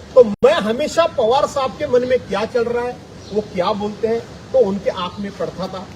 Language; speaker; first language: Hindi; non-native, local second language; Marathi